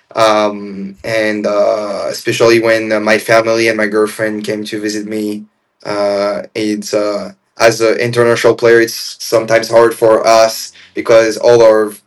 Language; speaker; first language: English; non-native, fluent; French